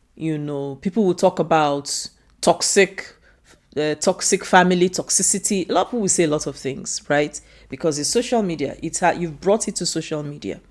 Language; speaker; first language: English; non-native, local second language; Igbo